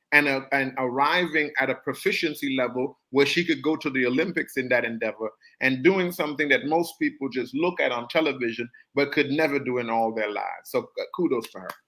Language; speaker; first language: English; native; English